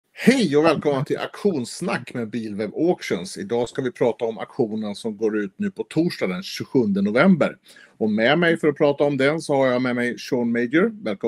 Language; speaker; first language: Swedish; native; Swedish